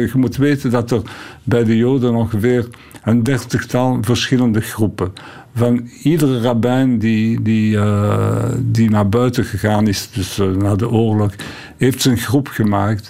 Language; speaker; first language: Dutch; non-native, local second language; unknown